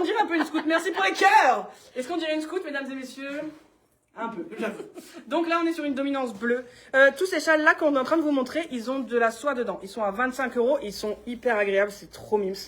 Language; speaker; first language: French; native; French